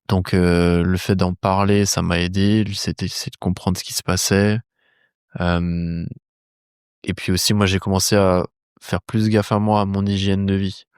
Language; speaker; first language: French; native; French